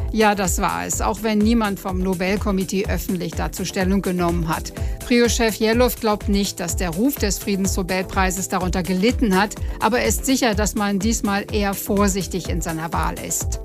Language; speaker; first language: German; native; German